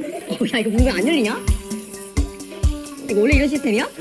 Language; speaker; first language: Korean; native; Korean